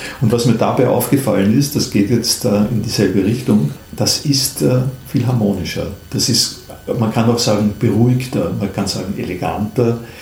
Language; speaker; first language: German; native; German